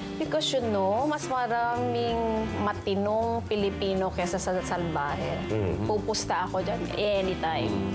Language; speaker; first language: Filipino; non-native, local second language; Iloko